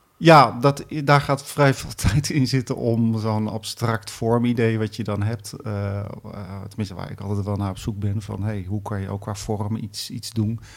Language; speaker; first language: Dutch; native; Dutch